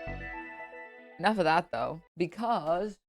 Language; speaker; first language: English; native; English